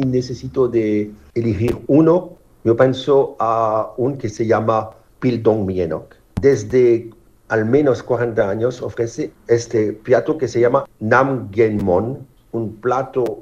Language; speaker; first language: Spanish; non-native, learner; French